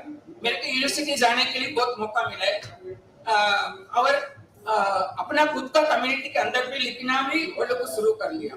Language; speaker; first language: Hindi; non-native, local second language; Tamil